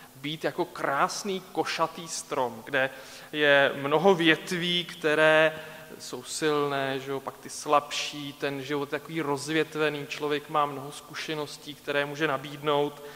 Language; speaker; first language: Czech; native; Czech